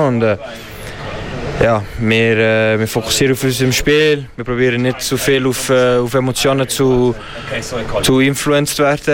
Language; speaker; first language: German; non-native, learner; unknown